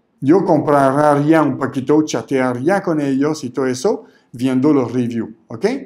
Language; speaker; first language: Spanish; non-native, fluent; French